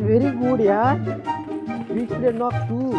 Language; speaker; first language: English; non-native, learner; Nepali